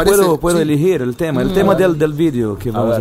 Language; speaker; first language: Spanish; non-native, fluent; Portuguese